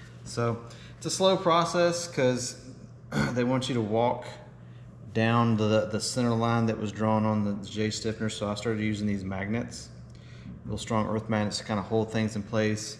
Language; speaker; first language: English; native; English